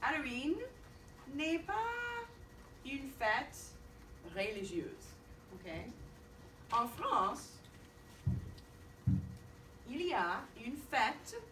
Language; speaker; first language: French; non-native, fluent; English